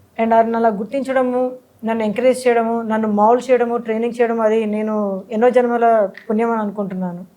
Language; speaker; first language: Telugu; early bilingual, heritage; Telugu